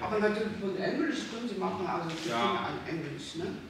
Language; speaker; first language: German; non-native, learner; Korean